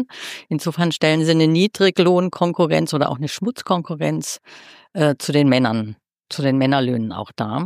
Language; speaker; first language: German; native; German